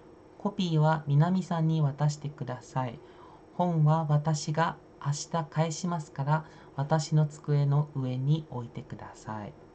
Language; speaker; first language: Japanese; non-native, fluent; Indonesian